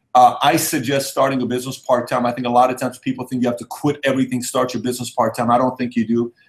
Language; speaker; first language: English; early bilingual, other home language; Persian